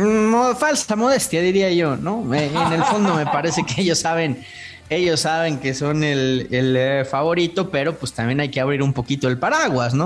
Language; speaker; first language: Spanish; native; Spanish